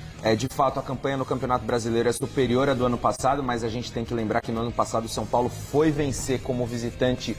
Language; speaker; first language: Portuguese; native; Portuguese